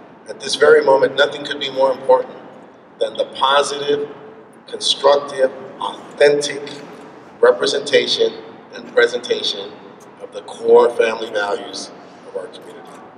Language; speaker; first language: English; early bilingual, other home language; Spanish